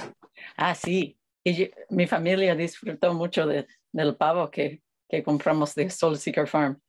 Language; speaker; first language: Spanish; non-native, fluent; English